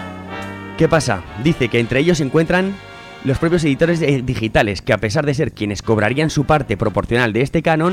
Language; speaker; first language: Spanish; native; Spanish